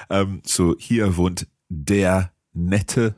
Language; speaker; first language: German; non-native, learner; English